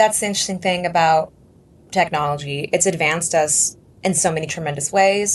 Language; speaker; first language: English; native; English